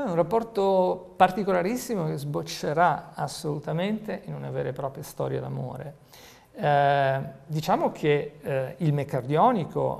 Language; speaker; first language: Italian; native; Italian